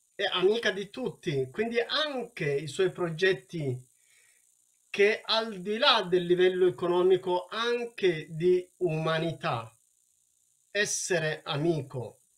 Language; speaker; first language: Italian; non-native, learner; Wolaytta